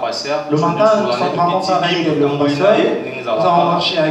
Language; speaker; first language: French; non-native, local second language; Lingala